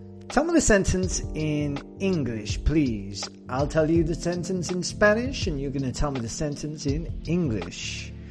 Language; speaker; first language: English; native; English